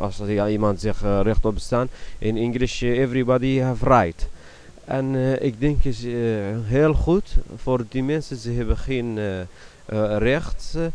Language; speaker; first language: Dutch; non-native, learner; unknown